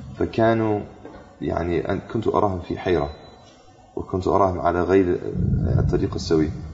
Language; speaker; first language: Arabic; non-native, fluent; English